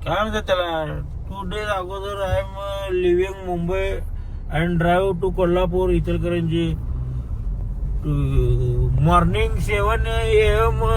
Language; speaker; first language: English; non-native, learner; Marathi